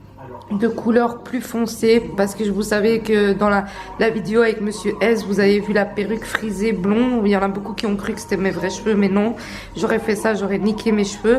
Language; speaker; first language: French; native; French